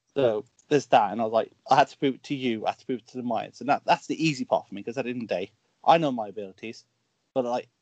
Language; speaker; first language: English; native; English